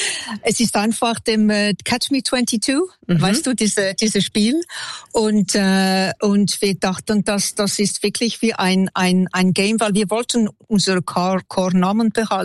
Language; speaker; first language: German; non-native, local second language; French